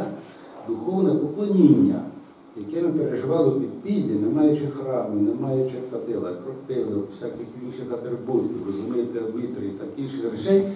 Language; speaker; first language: Ukrainian; native; Ukrainian